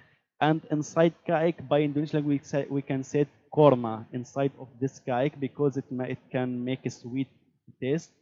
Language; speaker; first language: English; non-native, learner; Arabic